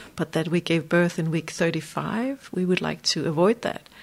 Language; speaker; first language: English; non-native, fluent; Danish